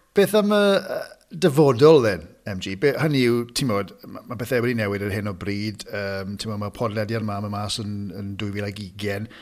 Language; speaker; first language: Welsh; native; Welsh